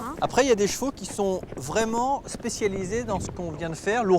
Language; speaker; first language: French; native; French